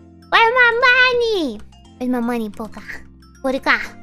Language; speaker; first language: English; native; English